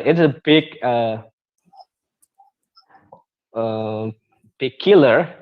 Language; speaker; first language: English; non-native, learner; Indonesian